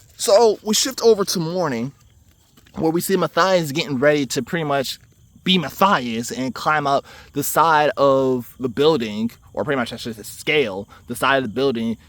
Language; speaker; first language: English; native; English